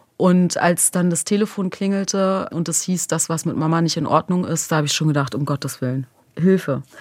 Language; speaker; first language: German; early bilingual, other home language; Croatian